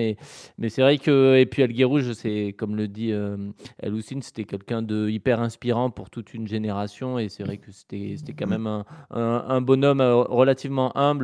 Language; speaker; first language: French; native; French